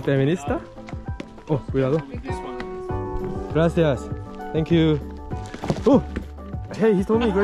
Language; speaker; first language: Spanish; non-native, learner; Korean